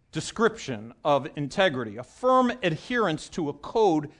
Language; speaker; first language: English; native; English